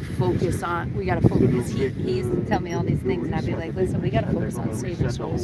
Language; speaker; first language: English; native; English